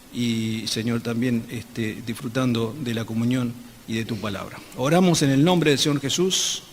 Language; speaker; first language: Spanish; native; Spanish